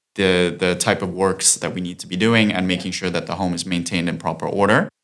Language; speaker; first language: English; non-native, fluent; German